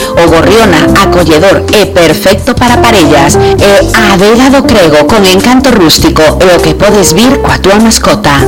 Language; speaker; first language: Galician; native; Galician